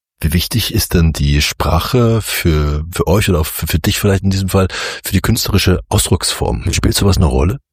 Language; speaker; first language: German; native; German